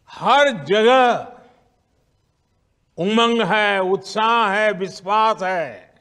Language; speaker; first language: Hindi; non-native, local second language; Gujarati